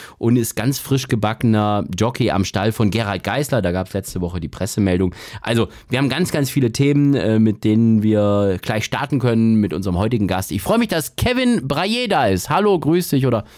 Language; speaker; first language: German; native; German